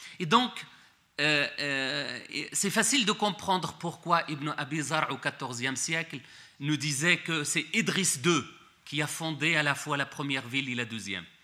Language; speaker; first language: French; non-native, local second language; Arabic